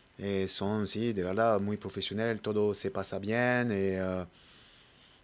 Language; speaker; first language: Spanish; non-native, learner; French